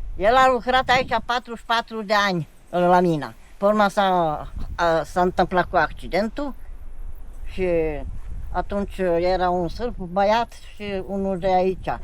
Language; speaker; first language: Romanian; non-native, local second language; Czech